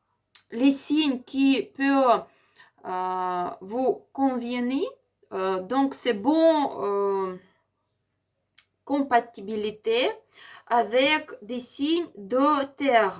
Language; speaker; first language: French; non-native, learner; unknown